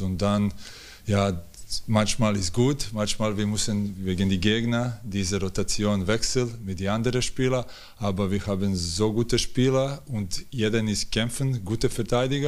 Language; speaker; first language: German; non-native, learner; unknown